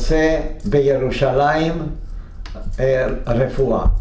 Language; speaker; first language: Hebrew; non-native, fluent; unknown